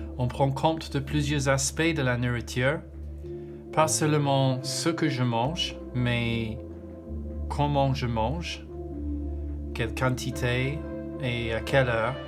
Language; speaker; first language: French; non-native, learner; English